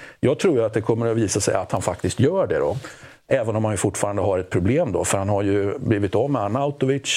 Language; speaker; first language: Swedish; native; Swedish